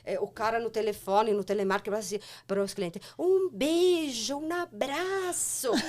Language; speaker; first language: Portuguese; non-native, fluent; Italian